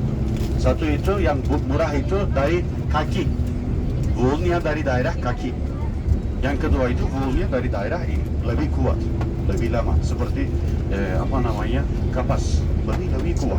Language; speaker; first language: Indonesian; non-native, fluent; Turkish